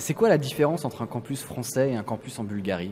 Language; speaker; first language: French; native; French